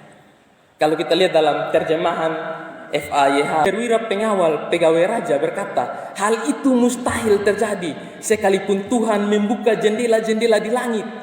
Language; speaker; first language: Indonesian; non-native, local second language; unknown